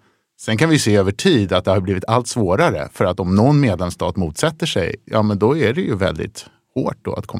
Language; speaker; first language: Swedish; native; Swedish